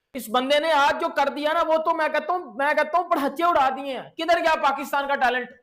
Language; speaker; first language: Urdu; non-native, local second language; Punjabi